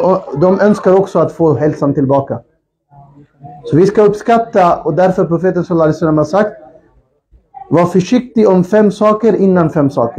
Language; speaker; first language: Swedish; non-native, fluent; Urdu